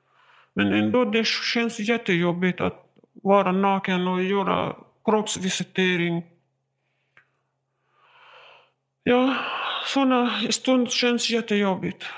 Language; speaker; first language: Swedish; non-native, learner; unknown